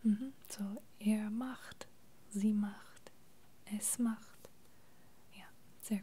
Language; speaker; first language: German; non-native, fluent; English